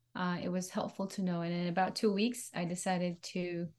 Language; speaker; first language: English; non-native, local second language; Pampanga